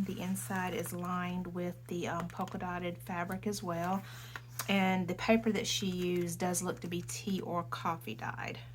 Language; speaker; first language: English; native; English